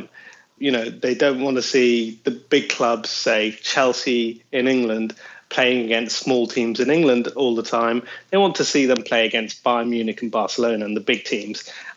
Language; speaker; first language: English; native; English